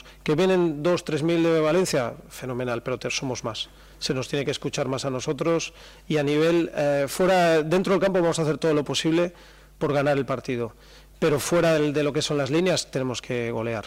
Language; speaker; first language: Spanish; native; Spanish